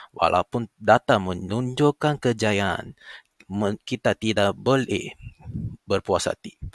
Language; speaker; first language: Malay; non-native, local second language; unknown